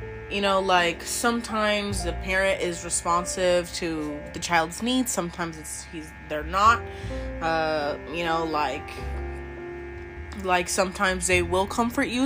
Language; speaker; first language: English; non-native, local second language; Spanish